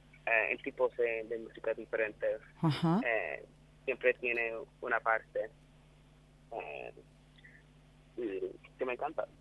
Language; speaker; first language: Spanish; non-native, learner; English